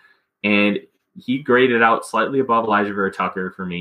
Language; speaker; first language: English; native; English